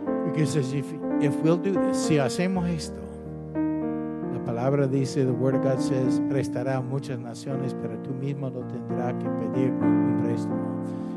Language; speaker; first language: Spanish; non-native, fluent; English